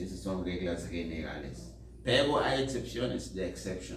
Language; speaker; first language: Spanish; non-native, fluent; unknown